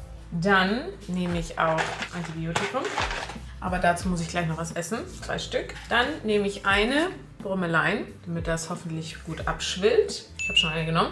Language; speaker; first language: German; native; German